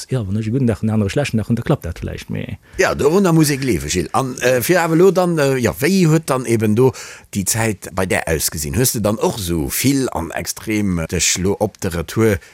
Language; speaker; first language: Luxembourgish; native; Luxembourgish